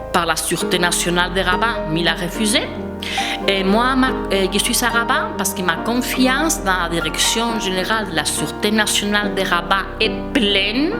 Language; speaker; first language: French; non-native, fluent; Spanish